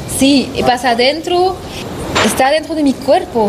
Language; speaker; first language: Spanish; non-native, learner; French